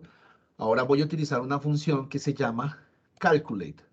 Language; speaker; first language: Spanish; native; Spanish